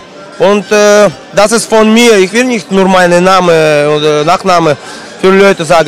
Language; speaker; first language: German; non-native, learner; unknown